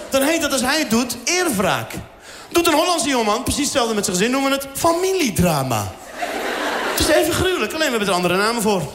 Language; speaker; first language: Dutch; early bilingual, other home language; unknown